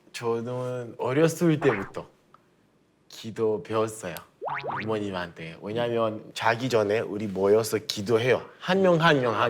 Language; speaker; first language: Korean; early bilingual, heritage; English